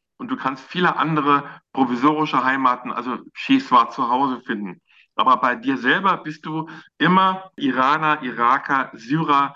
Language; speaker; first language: German; native; German